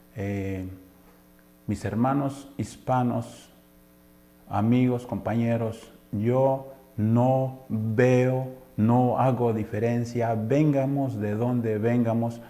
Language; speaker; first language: Spanish; native; Spanish